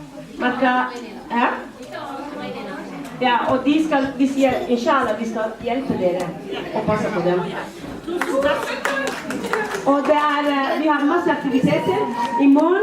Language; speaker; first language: Swedish; non-native, fluent; Somali